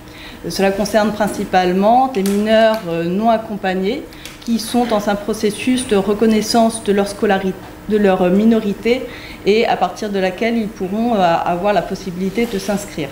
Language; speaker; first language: French; native; French